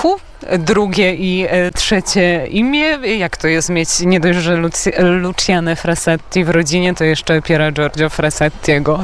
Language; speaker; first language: Polish; native; Polish